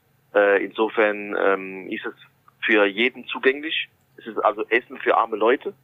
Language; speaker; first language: German; early bilingual, other home language; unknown